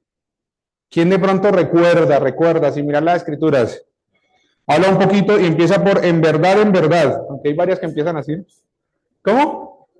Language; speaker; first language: Spanish; native; Spanish